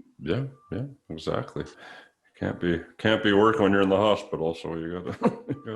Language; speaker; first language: English; native; English